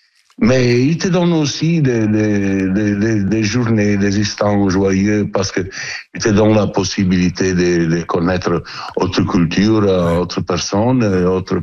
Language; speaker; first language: French; non-native, learner; Italian